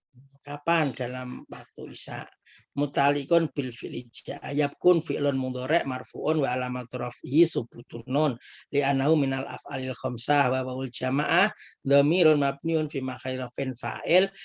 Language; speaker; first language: Arabic; non-native, fluent; Indonesian